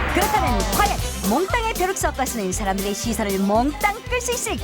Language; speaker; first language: Korean; native; Korean